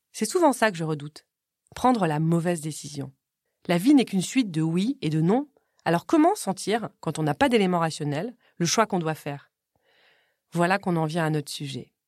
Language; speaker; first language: French; native; French